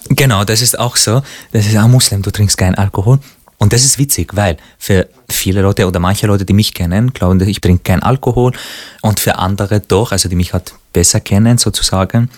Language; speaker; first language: German; non-native, fluent; Arabic